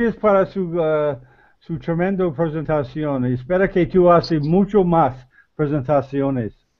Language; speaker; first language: Spanish; non-native, learner; English